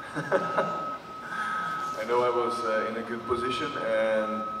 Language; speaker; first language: English; non-native, fluent; Czech